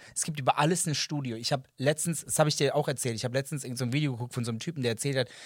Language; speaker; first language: German; non-native, fluent; Serbian